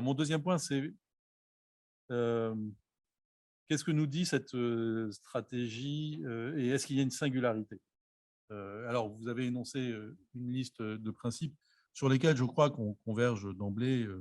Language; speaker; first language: French; native; French